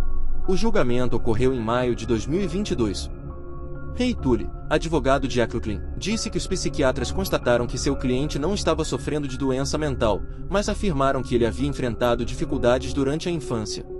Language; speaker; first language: Portuguese; native; Portuguese